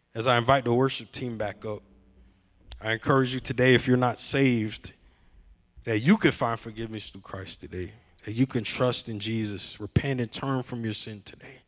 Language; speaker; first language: English; native; English